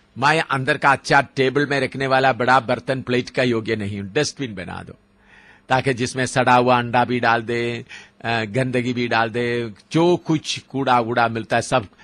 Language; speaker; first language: Hindi; non-native, local second language; Malayalam